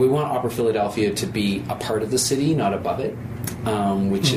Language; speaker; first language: English; native; English